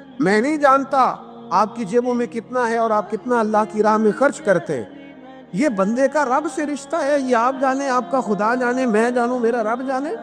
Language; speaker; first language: Urdu; non-native, local second language; Punjabi